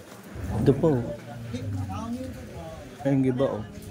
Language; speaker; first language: Filipino; native; Filipino